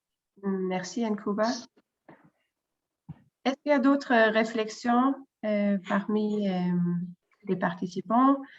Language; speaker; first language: French; non-native, fluent; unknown